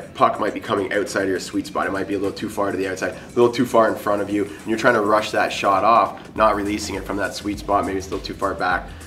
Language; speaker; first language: English; native; English